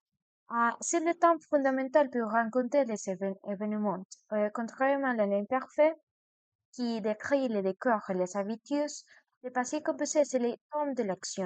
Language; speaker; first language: French; non-native, learner; Spanish